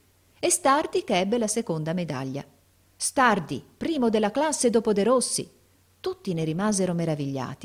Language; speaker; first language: Italian; native; Italian